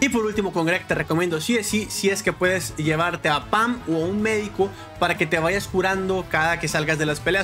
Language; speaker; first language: Spanish; native; Spanish